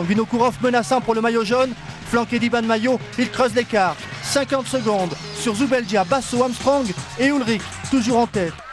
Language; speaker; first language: French; native; French